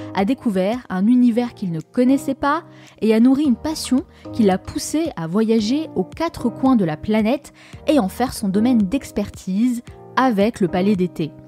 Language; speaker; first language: French; native; French